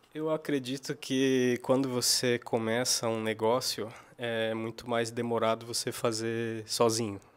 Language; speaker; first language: Portuguese; native; Portuguese